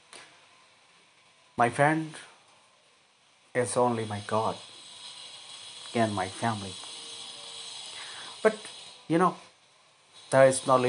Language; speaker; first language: English; non-native, local second language; Hindi